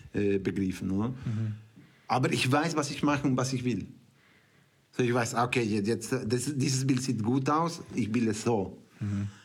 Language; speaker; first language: German; non-native, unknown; Spanish